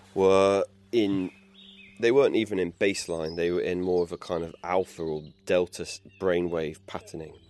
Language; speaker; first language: English; native; English